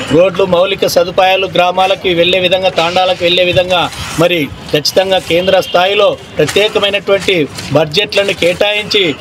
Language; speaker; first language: Telugu; native; Telugu